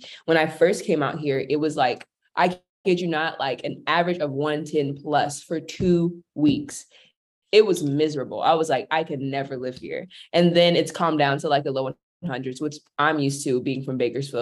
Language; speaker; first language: English; native; English